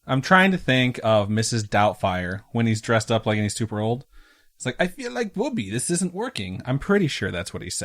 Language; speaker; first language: English; native; English